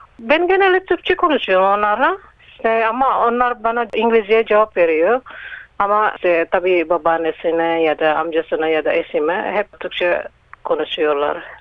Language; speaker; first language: Turkish; non-native, learner; Indonesian